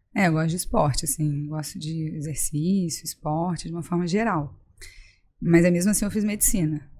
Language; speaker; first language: Portuguese; native; Portuguese